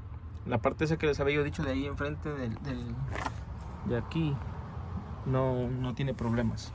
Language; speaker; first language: Spanish; native; Spanish